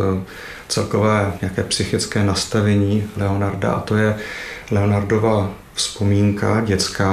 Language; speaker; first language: Czech; native; Czech